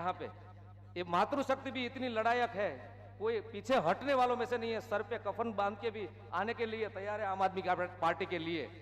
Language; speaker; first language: Hindi; non-native, local second language; Gujarati